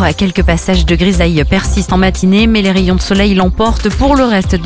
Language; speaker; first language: French; native; French